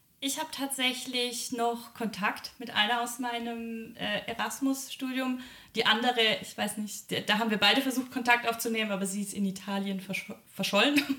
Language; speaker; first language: German; early bilingual, other home language; Polish